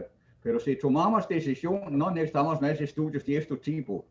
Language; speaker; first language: Spanish; non-native, fluent; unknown